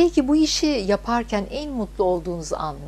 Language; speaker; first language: Turkish; native; Turkish